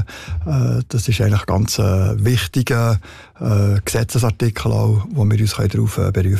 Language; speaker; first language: German; native; German